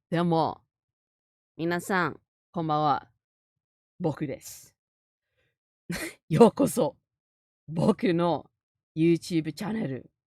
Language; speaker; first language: Japanese; non-native, learner; Chinese